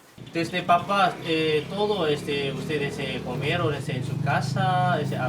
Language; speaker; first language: Spanish; non-native, learner; Korean